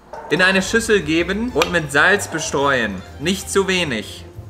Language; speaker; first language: German; native; German